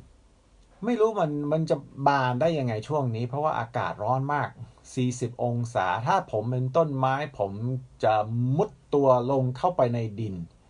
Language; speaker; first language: Thai; non-native, fluent; English